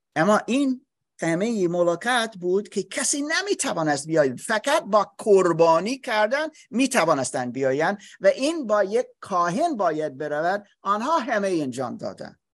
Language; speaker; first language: Persian; non-native, learner; English